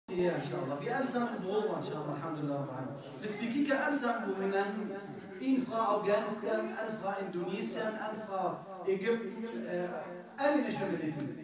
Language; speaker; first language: Danish; non-native, fluent; Arabic